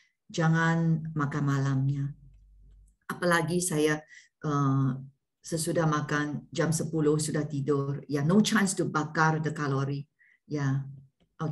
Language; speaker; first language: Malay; non-native, local second language; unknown